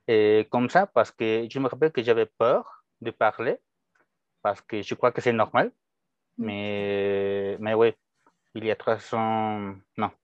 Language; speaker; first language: French; non-native, fluent; Spanish